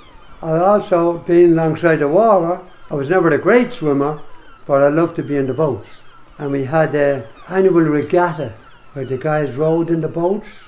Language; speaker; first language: English; native; English